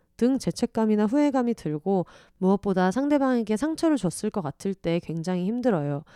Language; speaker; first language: Korean; native; Korean